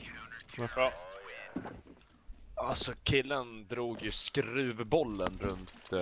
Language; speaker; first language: Swedish; native; Swedish